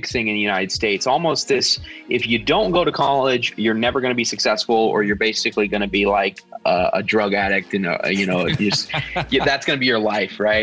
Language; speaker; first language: English; native; English